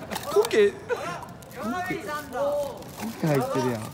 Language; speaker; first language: Japanese; native; Japanese